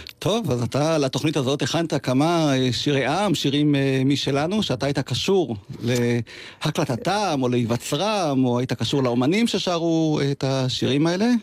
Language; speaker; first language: Hebrew; native; Hebrew